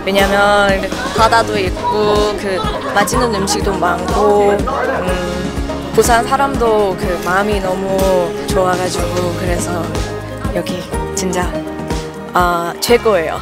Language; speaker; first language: Korean; non-native, learner; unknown